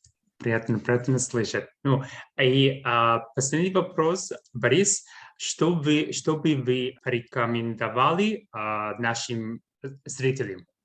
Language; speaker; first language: Russian; non-native, fluent; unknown